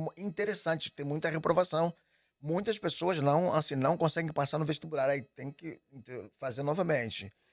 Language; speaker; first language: Portuguese; native; Portuguese